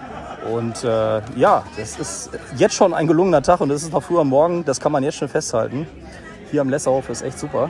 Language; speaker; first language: German; native; German